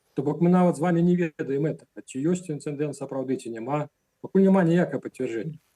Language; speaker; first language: Belarusian; non-native, local second language; Russian